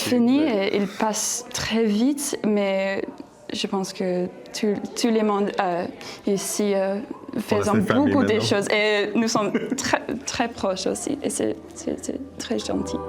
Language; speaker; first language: French; non-native, learner; English